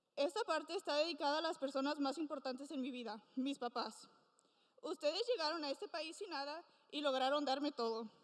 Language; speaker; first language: Spanish; early bilingual, heritage; Spanish